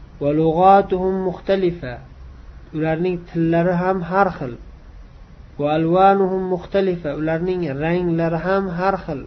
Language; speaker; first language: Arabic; non-native, fluent; Uzbek